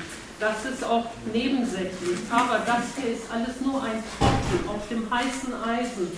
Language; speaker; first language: German; early bilingual, other home language; Turkish